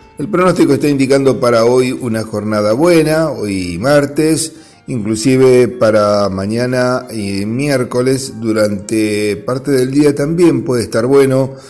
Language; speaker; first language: Spanish; native; Spanish